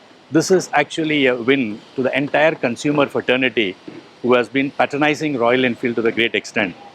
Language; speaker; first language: English; non-native, local second language; Tamil